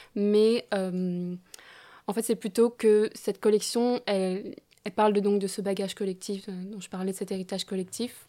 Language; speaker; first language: French; native; French